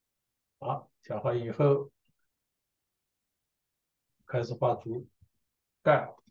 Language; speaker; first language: Chinese; native; Chinese